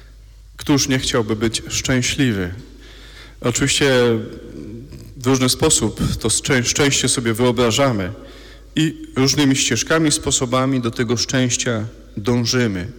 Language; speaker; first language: Polish; native; Polish